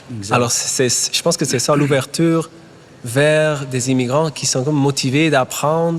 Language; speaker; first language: French; non-native, fluent; German